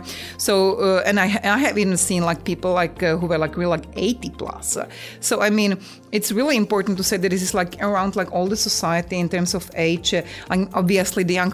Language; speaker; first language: English; non-native, fluent; Czech